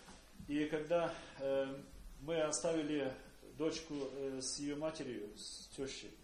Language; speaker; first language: Polish; non-native, learner; Russian